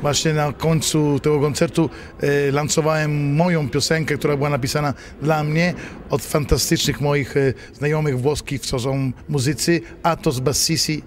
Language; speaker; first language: Polish; non-native, fluent; Italian